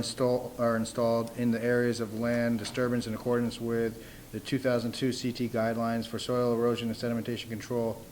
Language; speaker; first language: English; native; English